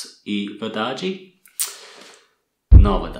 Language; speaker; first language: Portuguese; non-native, learner; English